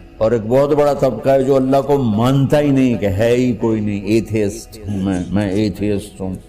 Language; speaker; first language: Urdu; non-native, local second language; Punjabi